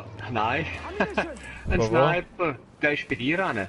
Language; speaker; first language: German; native; German